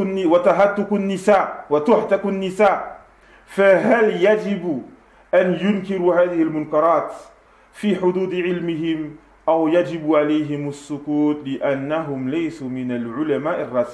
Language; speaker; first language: Arabic; non-native, fluent; French